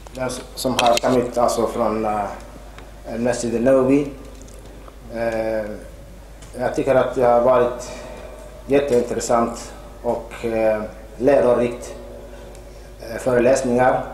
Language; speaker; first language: Swedish; non-native, fluent; Arabic